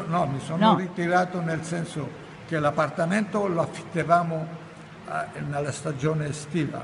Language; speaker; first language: Italian; non-native, fluent; Ladino